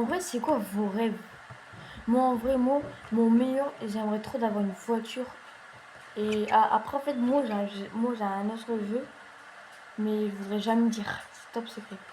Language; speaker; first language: French; native; French